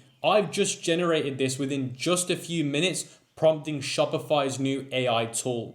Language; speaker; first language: English; native; English